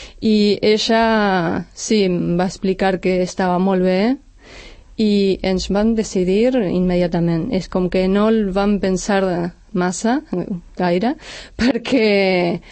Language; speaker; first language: Catalan; non-native, fluent; Spanish